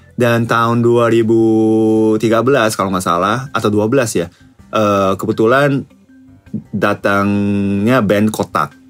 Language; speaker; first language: Indonesian; non-native, fluent; Japanese